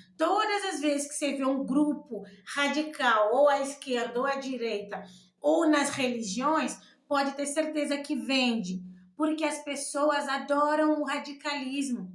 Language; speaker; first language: Portuguese; non-native, local second language; Kabuverdianu